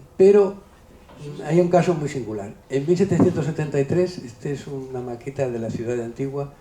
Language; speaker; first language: Spanish; native; Spanish